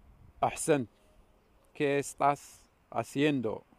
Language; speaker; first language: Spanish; non-native, fluent; Arabic